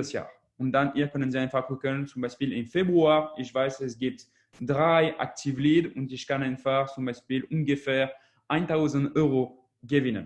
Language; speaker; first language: German; non-native, learner; French